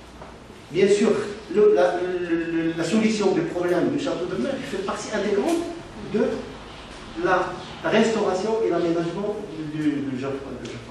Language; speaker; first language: French; non-native, local second language; Arabic